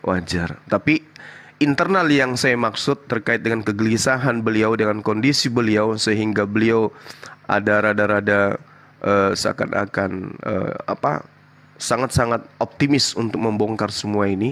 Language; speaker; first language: Indonesian; native; Indonesian